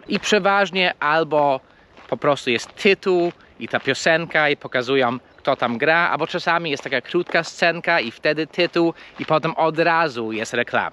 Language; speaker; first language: Polish; non-native, fluent; English